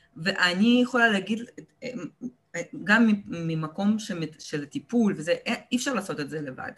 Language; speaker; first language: Hebrew; early bilingual, other home language; Russian